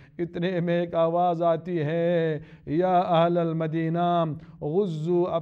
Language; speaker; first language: Urdu; non-native, local second language; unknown